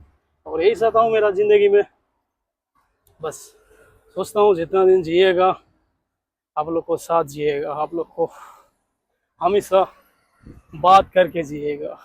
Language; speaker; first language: Hindi; non-native, local second language; Rangpuri